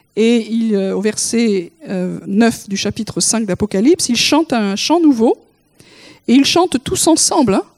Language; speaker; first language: French; native; French